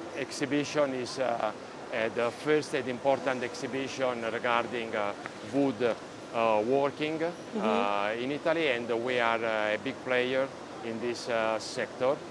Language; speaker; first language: English; non-native, learner; Italian